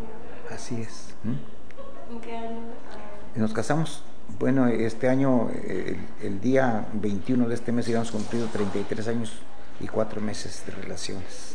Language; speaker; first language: Spanish; native; Spanish